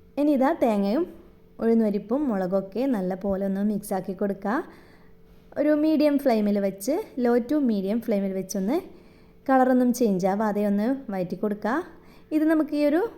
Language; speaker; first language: Malayalam; native; Malayalam